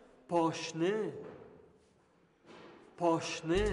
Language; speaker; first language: Persian; non-native, learner; Arabic